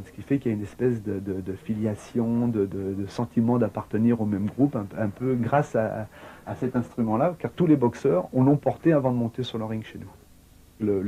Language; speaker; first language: French; native; French